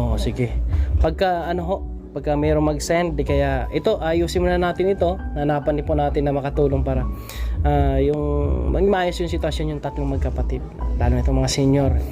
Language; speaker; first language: Filipino; native; Filipino